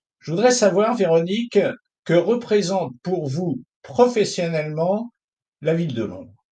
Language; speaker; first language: French; native; French